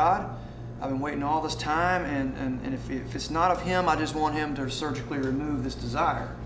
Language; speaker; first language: English; native; English